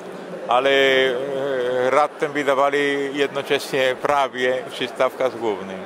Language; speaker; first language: Polish; non-native, fluent; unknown